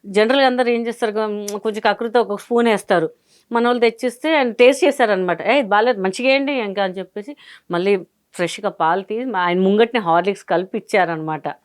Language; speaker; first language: Telugu; non-native, local second language; Hindi